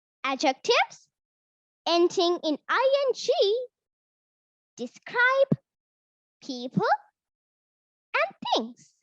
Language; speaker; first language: English; non-native, local second language; Sinhala